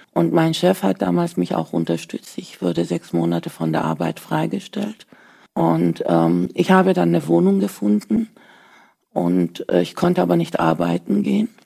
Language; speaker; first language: German; early bilingual, other home language; Turkish